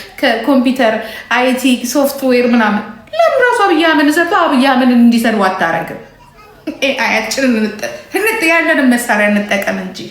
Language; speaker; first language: Amharic; non-native, local second language; Oromo